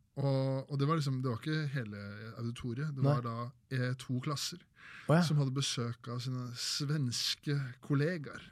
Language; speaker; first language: Norwegian; native; Norwegian